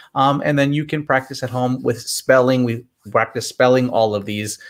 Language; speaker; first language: English; native; English